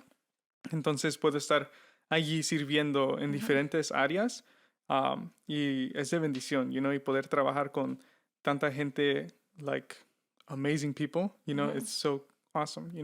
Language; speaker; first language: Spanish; early bilingual, heritage; Spanish